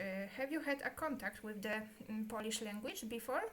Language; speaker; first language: English; non-native, learner; Polish